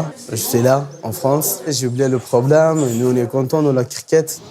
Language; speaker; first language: French; non-native, learner; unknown